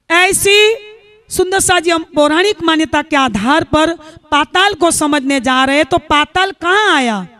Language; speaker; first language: Hindi; non-native, local second language; Gujarati